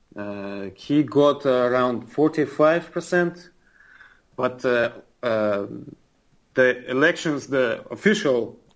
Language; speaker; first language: English; non-native, fluent; Russian